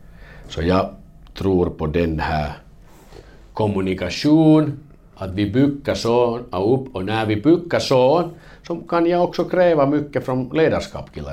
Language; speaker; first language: Swedish; non-native, learner; Finnish